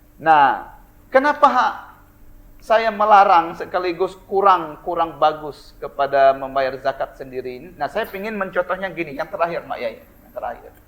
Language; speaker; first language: Indonesian; non-native, local second language; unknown